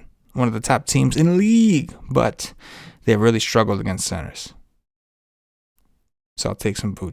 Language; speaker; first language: English; native; English